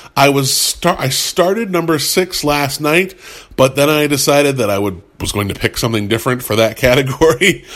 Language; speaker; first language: English; native; English